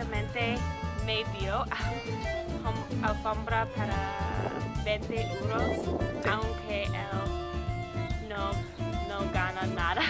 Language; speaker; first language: Spanish; non-native, learner; English